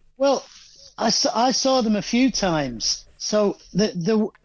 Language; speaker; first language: English; native; English